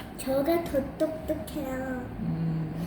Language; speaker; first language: Korean; early bilingual, heritage; Korean